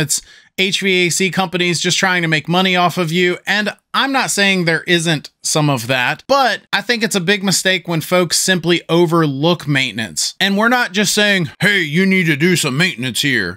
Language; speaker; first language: English; native; English